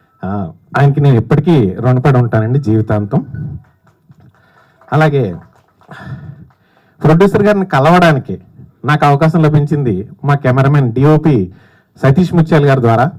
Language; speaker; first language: Telugu; native; Telugu